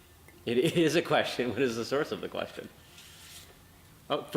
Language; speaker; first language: English; native; English